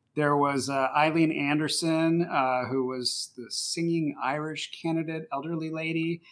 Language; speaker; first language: English; native; English